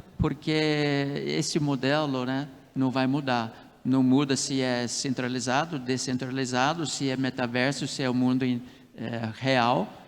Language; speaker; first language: Portuguese; non-native, fluent; English